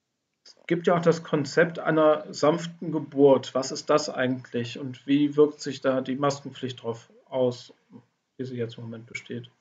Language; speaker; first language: German; native; German